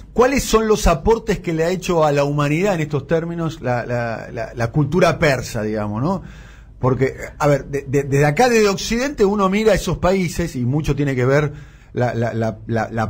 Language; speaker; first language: Spanish; native; Spanish